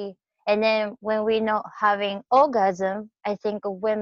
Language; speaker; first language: English; non-native, fluent; Japanese